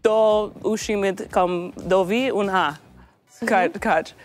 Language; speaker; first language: Albanian; non-native, learner; English